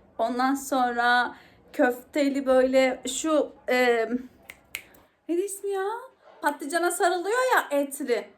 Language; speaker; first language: Turkish; non-native, local second language; Arabic